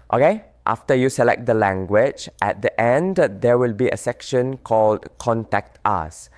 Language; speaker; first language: English; non-native, learner; Vietnamese